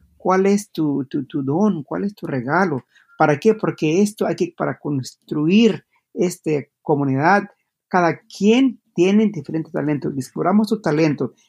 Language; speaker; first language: Spanish; non-native, local second language; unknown